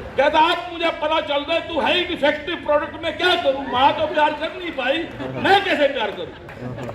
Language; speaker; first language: Hindi; early bilingual, other home language; Japanese